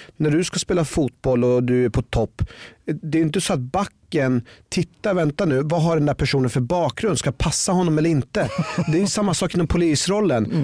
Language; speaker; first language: Swedish; early bilingual, other home language; Persian